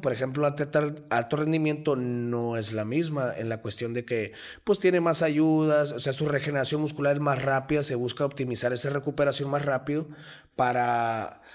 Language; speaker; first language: Spanish; native; Spanish